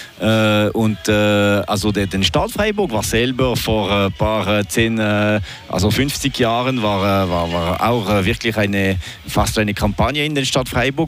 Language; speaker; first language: German; non-native, local second language; French